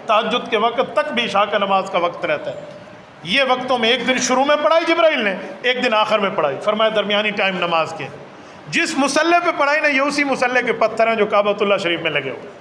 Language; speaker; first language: Urdu; non-native, local second language; Saraiki